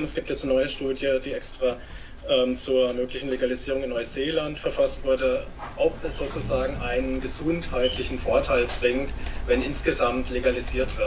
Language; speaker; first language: German; native; German